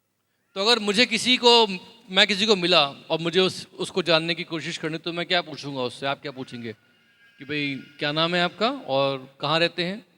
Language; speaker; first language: Hindi; native; Hindi